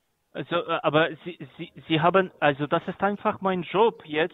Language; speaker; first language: German; non-native, learner; Greek